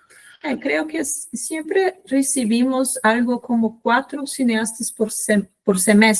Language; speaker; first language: Spanish; non-native, fluent; Portuguese